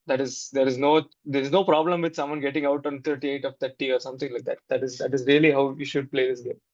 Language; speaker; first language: English; non-native, local second language; Tamil